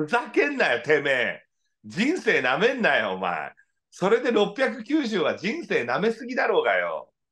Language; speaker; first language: Japanese; native; Japanese